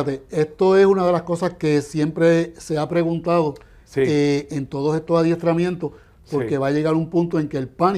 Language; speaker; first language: Spanish; native; Spanish